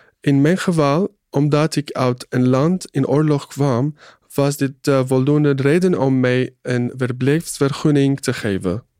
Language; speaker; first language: Dutch; non-native, fluent; Arabic